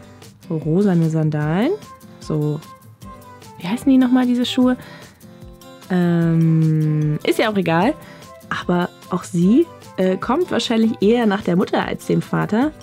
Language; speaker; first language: German; native; German